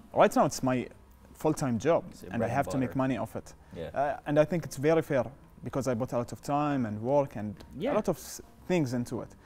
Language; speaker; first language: English; non-native, fluent; Arabic